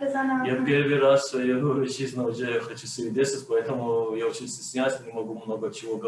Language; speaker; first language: Russian; non-native, learner; Persian